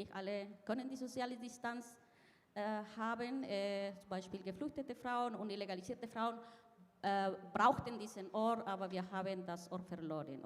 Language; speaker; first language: German; non-native, fluent; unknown